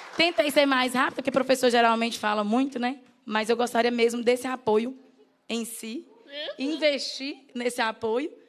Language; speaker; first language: Portuguese; native; Portuguese